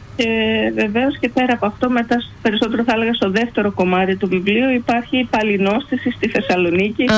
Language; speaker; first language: Greek; early bilingual, heritage; Greek